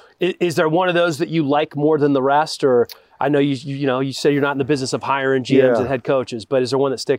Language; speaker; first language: English; native; English